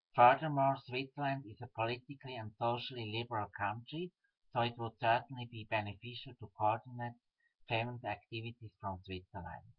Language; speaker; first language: English; non-native, fluent; Swiss German